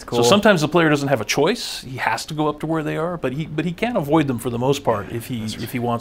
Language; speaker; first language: English; native; English